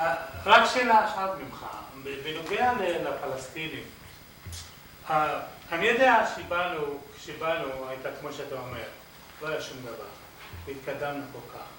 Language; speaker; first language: Hebrew; early bilingual, other home language; Arabic